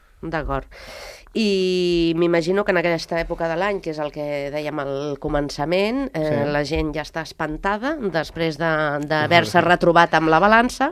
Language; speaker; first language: Catalan; native; Catalan